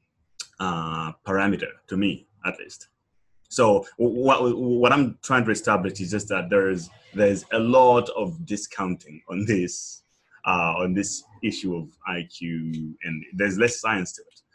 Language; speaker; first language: English; non-native, local second language; Nyanja